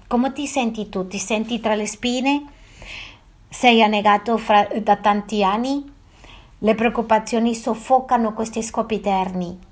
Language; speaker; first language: Italian; non-native, fluent; Spanish